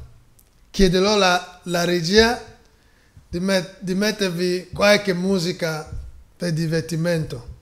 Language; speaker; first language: Italian; non-native, fluent; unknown